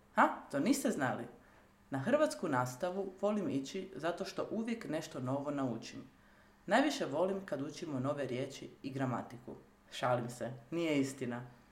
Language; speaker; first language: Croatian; early bilingual, heritage; Croatian